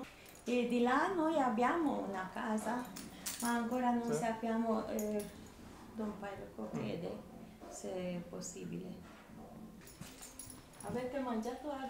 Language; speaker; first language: Italian; non-native, fluent; Hungarian